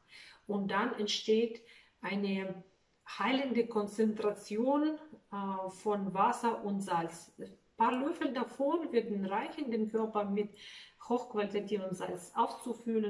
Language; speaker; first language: German; non-native, fluent; Russian